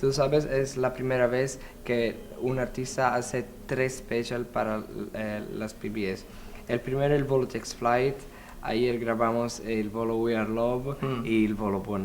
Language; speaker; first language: Spanish; non-native, learner; Italian